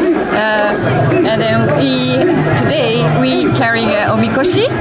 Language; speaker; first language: English; non-native, learner; Japanese